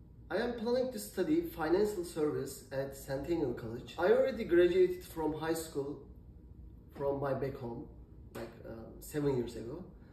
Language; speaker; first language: English; non-native, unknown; Turkish